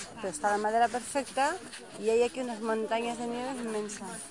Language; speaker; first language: Spanish; native; Spanish